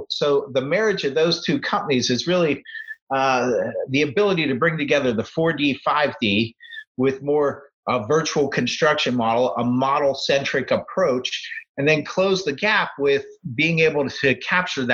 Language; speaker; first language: English; native; English